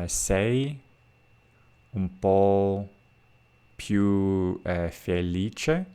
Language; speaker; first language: Italian; non-native, learner; English